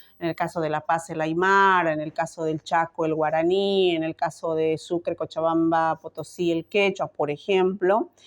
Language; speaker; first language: Spanish; native; Spanish